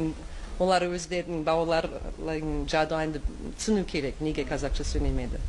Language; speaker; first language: Kazakh; non-native, fluent; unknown